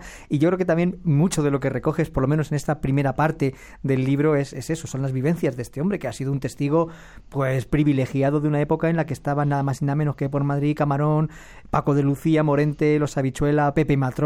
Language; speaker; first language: Spanish; native; Spanish